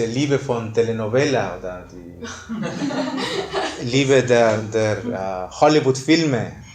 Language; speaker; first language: German; non-native, fluent; Spanish